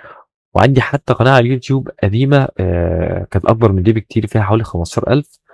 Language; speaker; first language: Arabic; native; Arabic